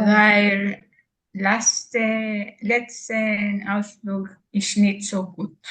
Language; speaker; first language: German; non-native, learner; Filipino